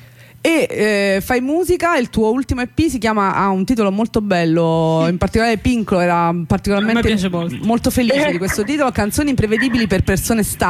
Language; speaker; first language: Italian; native; Italian